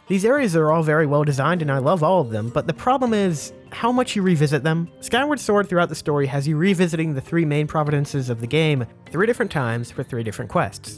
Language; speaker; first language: English; native; English